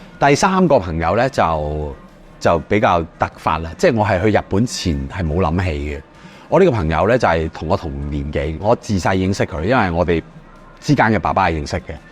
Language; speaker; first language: Cantonese; native; Cantonese